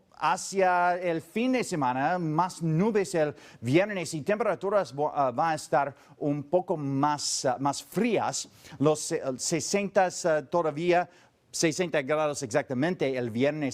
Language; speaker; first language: Spanish; non-native, learner; English